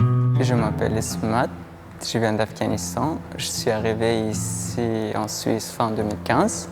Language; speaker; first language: French; non-native, learner; Persian